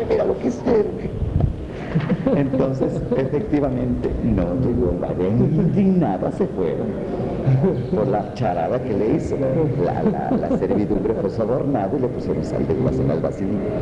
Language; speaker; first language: Spanish; native; Spanish